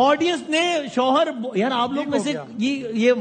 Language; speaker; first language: Urdu; native; Urdu